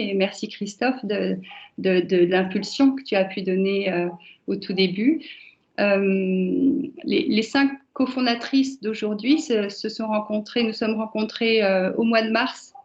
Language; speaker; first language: French; native; French